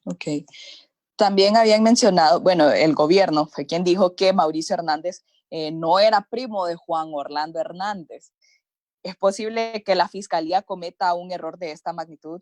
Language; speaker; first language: Spanish; native; Spanish